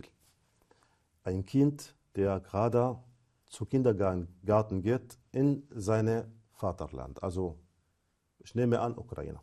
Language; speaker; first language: German; non-native, fluent; Arabic